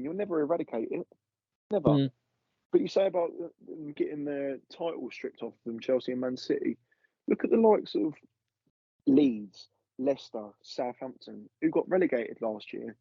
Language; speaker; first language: English; native; English